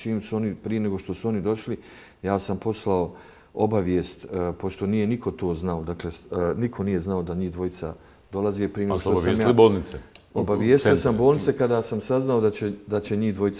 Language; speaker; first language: Serbian; native; Serbian